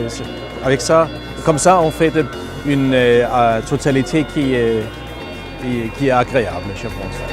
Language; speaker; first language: French; non-native, learner; Danish